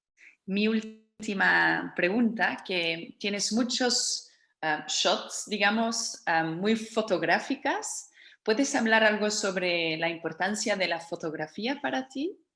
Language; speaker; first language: Spanish; non-native, fluent; Dutch